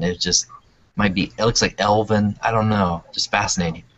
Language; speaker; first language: English; native; English